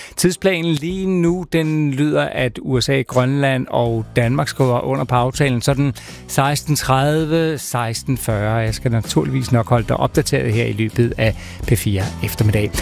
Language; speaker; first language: Danish; native; Danish